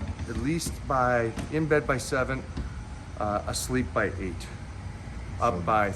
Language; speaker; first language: English; native; English